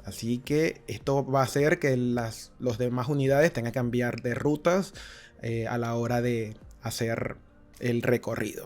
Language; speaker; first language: Spanish; native; Spanish